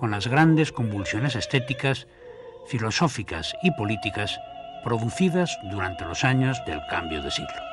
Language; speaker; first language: Spanish; native; Spanish